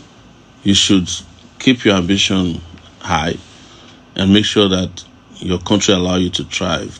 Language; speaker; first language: English; non-native, local second language; Yoruba